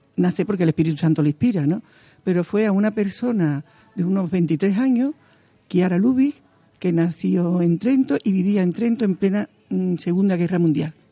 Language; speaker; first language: Spanish; native; Spanish